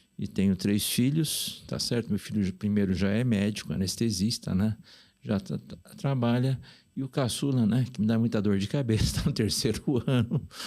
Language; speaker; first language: Portuguese; early bilingual, other home language; Korean